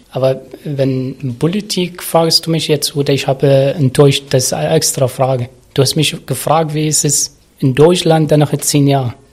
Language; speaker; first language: German; non-native, learner; Arabic